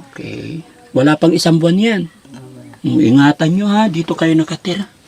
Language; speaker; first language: Filipino; native; Filipino